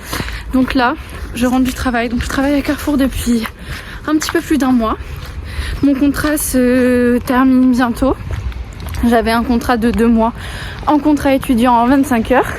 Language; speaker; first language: French; native; French